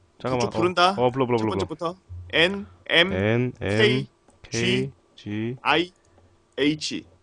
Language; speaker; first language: Korean; native; Korean